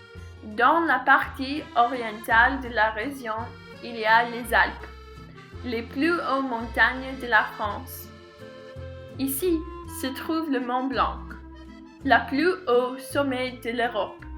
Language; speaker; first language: French; non-native, learner; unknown